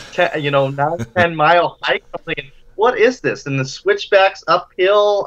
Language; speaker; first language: English; native; English